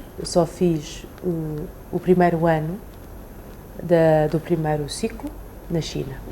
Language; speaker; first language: Portuguese; early bilingual, other home language; Chinese